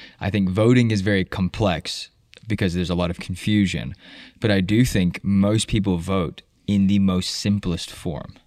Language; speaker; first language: English; native; English